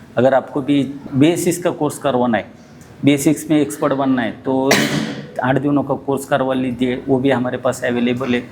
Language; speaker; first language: Hindi; non-native, local second language; Marathi